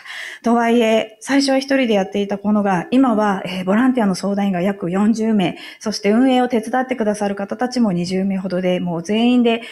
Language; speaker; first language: Japanese; native; Japanese